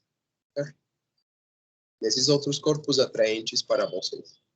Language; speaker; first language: Portuguese; non-native, fluent; Spanish